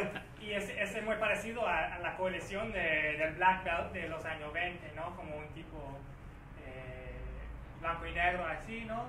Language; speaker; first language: Spanish; non-native, fluent; English